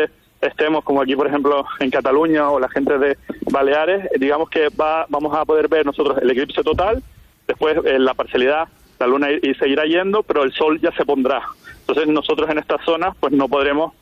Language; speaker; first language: Spanish; non-native, local second language; Catalan